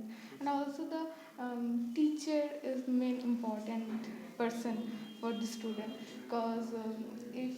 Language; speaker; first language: English; non-native, fluent; Bangla